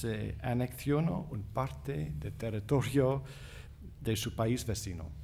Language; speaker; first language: Spanish; non-native, fluent; English